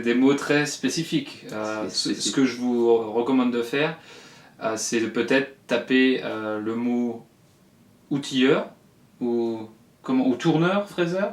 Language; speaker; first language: French; native; French